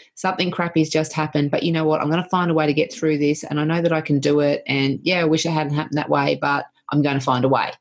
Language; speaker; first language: English; native; English